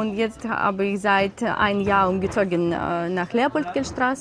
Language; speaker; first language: German; non-native, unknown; Ukrainian